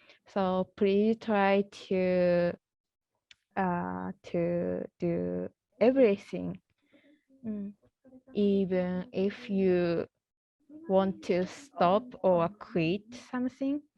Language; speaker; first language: English; non-native, learner; Japanese